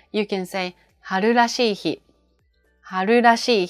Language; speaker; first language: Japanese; native; Japanese